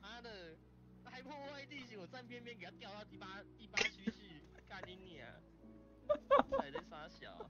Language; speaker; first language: Chinese; native; Chinese